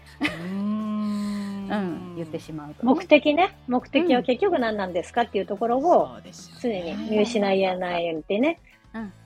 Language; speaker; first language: Japanese; native; Japanese